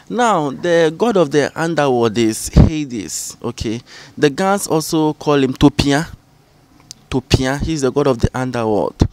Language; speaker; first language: English; non-native, local second language; Ga